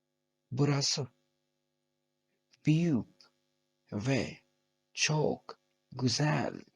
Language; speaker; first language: Turkish; non-native, fluent; Urdu